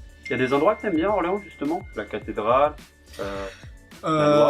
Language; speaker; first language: French; native; French